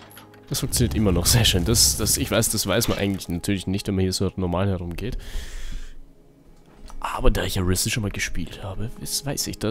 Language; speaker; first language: German; native; German